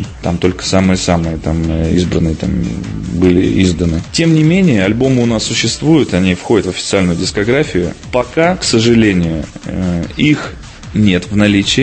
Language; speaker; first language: Russian; native; Russian